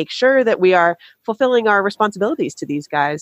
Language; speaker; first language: English; native; English